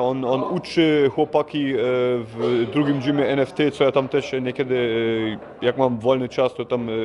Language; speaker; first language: Polish; early bilingual, heritage; Polish